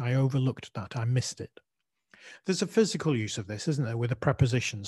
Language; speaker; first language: English; native; English